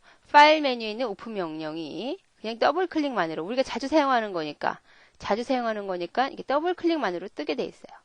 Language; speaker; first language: Korean; native; Korean